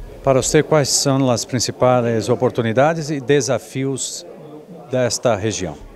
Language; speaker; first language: Spanish; non-native, learner; Portuguese